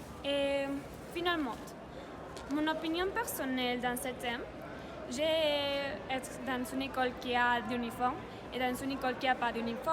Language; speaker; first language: French; non-native, learner; Spanish